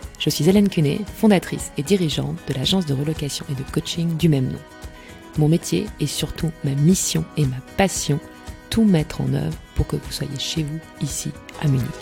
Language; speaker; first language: French; native; French